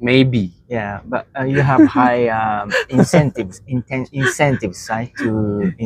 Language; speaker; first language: English; non-native, learner; Japanese